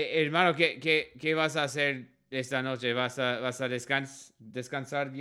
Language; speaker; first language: Spanish; non-native, learner; English